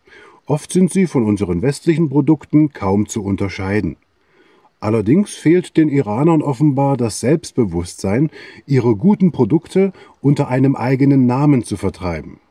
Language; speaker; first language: German; native; German